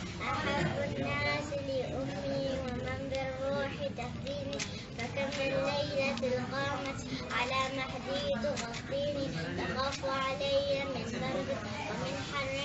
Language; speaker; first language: Arabic; non-native, learner; Indonesian